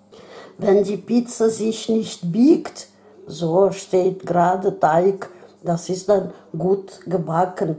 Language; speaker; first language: German; non-native, fluent; Russian